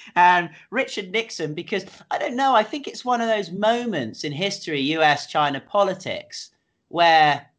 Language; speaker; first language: English; native; English